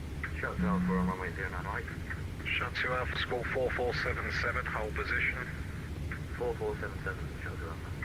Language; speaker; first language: English; native; English